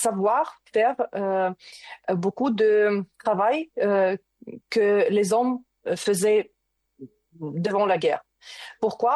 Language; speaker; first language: French; non-native, learner; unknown